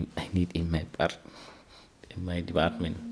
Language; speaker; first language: English; non-native, learner; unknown